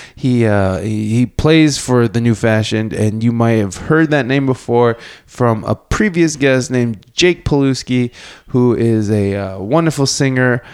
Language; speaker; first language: English; native; English